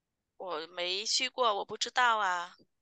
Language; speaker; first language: Chinese; non-native, fluent; Vietnamese